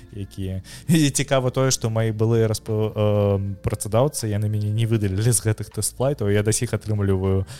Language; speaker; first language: Belarusian; non-native, local second language; Russian